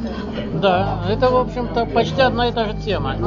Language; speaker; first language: Russian; native; Russian